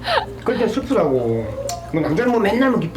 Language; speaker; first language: Korean; native; Korean